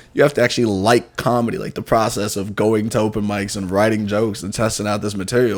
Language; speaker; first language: English; native; English